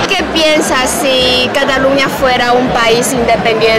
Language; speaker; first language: Spanish; non-native, learner; Chinese